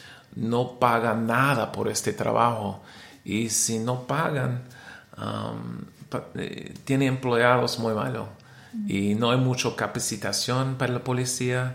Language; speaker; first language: Spanish; non-native, learner; English